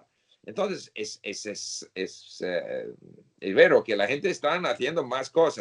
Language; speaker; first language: Spanish; non-native, fluent; English